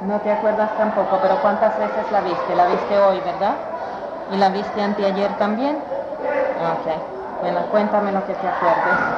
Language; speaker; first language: Spanish; native; Spanish